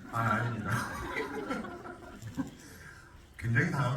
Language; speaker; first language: Korean; native; Korean